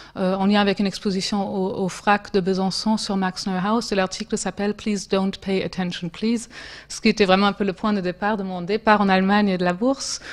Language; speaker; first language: French; non-native, fluent; German